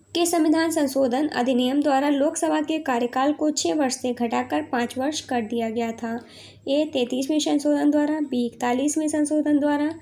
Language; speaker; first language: Hindi; native; Hindi